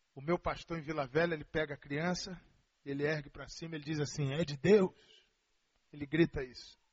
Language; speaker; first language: Portuguese; native; Portuguese